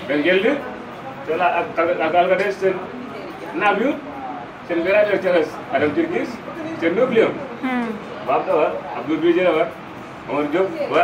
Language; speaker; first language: Turkish; non-native, learner; French